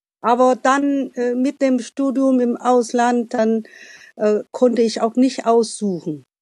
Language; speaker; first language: German; non-native, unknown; Vietnamese